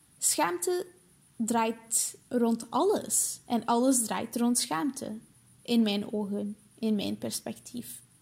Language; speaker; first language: Dutch; early bilingual, other home language; Portuguese